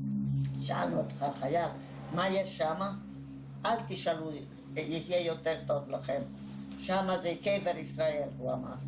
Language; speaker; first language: Hebrew; non-native, fluent; Hungarian